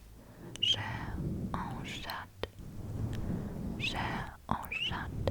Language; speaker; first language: French; non-native, learner; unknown